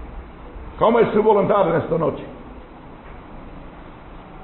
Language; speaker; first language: Spanish; non-native, learner; English